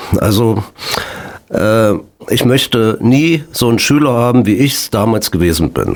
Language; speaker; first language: German; native; German